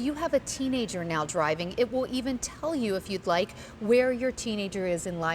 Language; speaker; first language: English; native; English